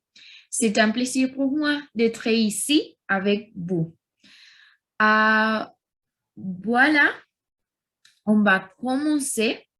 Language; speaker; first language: French; non-native, learner; Spanish